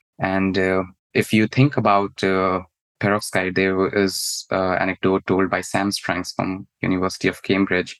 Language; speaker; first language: English; non-native, local second language; Hindi